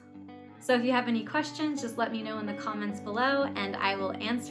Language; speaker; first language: English; native; English